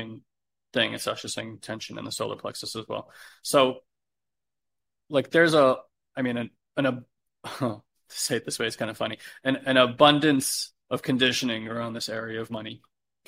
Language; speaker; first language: English; native; English